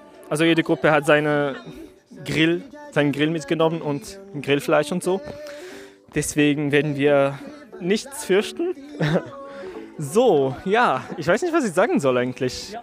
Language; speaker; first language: German; non-native, fluent; Arabic